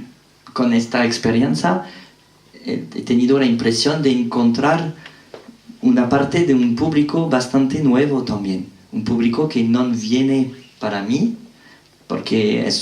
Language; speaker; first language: Spanish; non-native, fluent; French